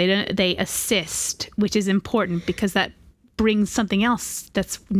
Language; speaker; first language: English; native; English